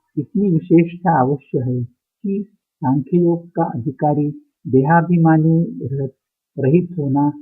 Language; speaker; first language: Hindi; non-native, local second language; Marathi